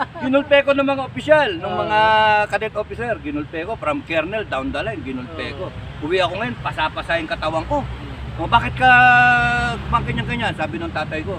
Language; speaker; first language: Filipino; native; Filipino